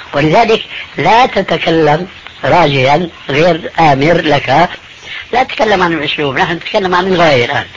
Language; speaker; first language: Arabic; early bilingual, other home language; Albanian